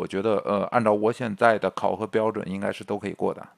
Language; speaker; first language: Chinese; native; Chinese